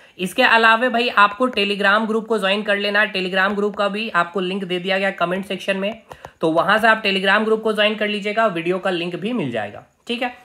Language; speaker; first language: Hindi; native; Hindi